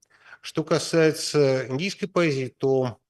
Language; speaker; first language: Russian; native; Russian